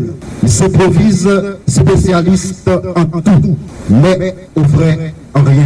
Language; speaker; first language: French; non-native, local second language; Haitian Creole